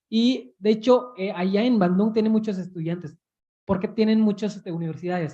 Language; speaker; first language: Spanish; early bilingual, heritage; Spanish